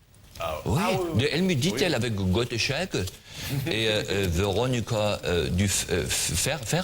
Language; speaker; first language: French; non-native, learner; German